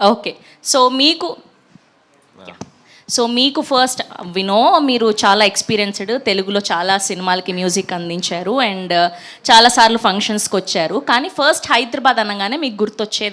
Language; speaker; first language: Telugu; native; Telugu